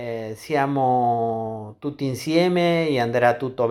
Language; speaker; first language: Italian; non-native, learner; Spanish